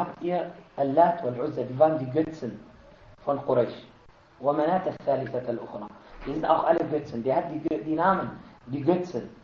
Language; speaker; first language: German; non-native, fluent; Arabic